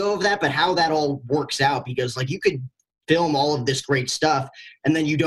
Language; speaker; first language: English; native; English